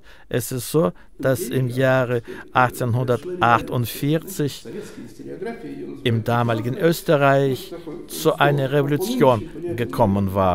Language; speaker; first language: German; non-native, fluent; Russian